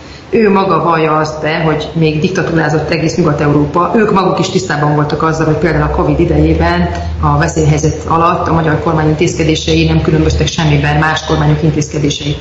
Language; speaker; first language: Hungarian; native; Hungarian